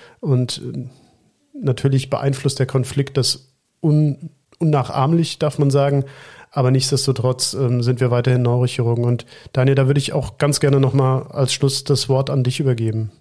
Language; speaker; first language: German; native; German